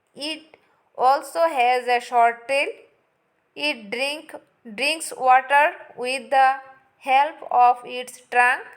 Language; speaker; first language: English; non-native, local second language; Assamese